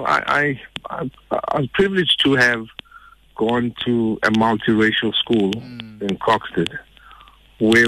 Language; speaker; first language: English; non-native, local second language; Xhosa